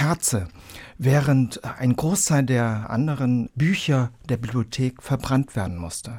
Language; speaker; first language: German; early bilingual, other home language; Vietnamese